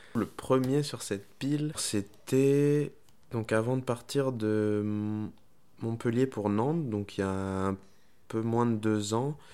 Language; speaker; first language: French; non-native, fluent; Spanish